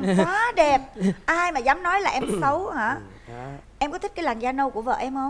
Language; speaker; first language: Vietnamese; native; Vietnamese